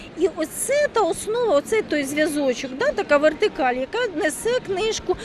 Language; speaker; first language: Ukrainian; native; Ukrainian